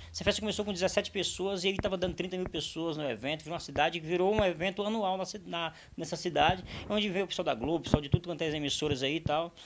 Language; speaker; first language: Portuguese; native; Portuguese